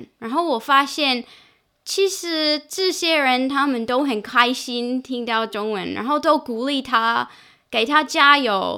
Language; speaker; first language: Chinese; non-native, fluent; English